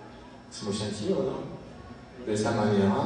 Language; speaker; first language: Spanish; non-native, fluent; French